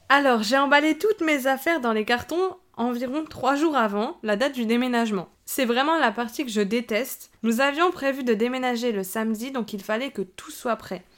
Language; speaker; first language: French; native; French